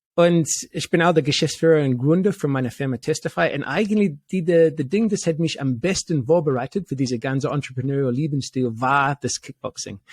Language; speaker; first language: German; non-native, fluent; English